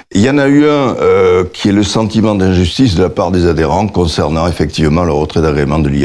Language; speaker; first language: French; native; French